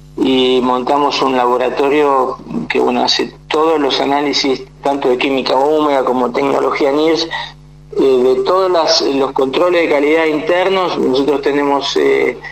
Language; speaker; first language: Spanish; native; Spanish